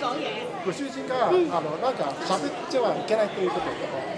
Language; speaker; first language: Japanese; non-native, fluent; Cantonese